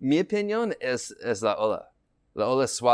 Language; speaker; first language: Spanish; non-native, learner; English